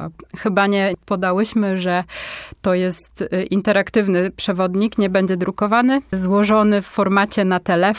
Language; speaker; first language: Polish; native; Polish